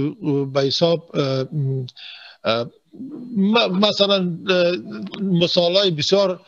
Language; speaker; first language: Persian; native; Persian